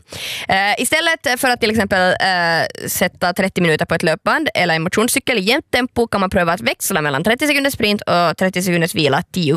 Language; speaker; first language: Swedish; native; Swedish